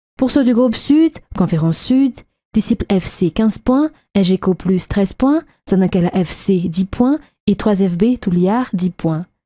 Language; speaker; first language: French; non-native, local second language; Malagasy